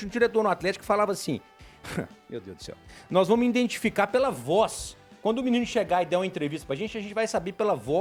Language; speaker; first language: Portuguese; native; Portuguese